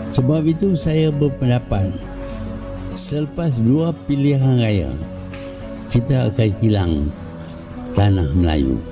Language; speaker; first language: Malay; native; Malay